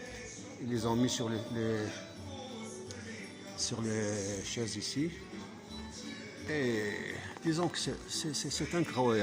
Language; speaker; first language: French; non-native, fluent; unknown